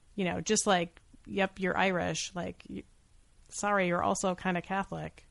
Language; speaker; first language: English; native; English